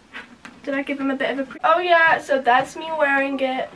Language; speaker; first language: English; native; English